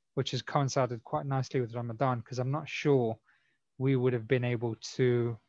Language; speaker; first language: English; native; English